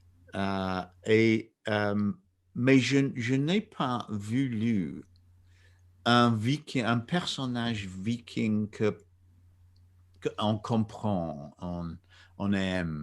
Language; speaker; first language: French; non-native, fluent; English